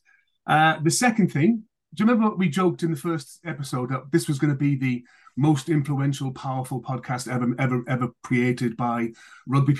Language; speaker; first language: English; native; English